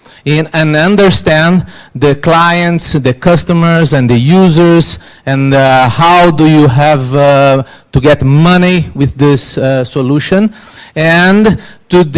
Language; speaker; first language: English; non-native, learner; Portuguese